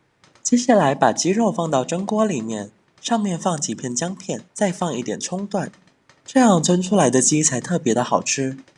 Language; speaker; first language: Chinese; native; Chinese